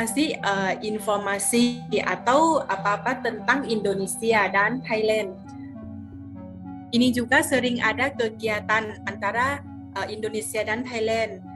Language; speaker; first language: Indonesian; non-native, fluent; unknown